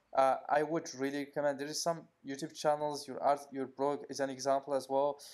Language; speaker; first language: English; non-native, fluent; Arabic